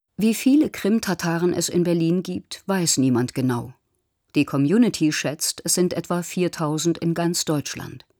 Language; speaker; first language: German; native; German